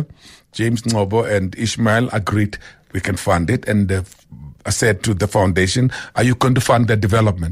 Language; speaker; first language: English; non-native, local second language; Xhosa